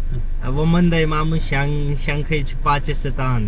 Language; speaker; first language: Chinese; non-native, learner; Urdu